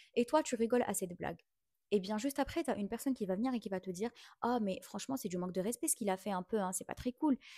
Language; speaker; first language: French; non-native, local second language; Arabic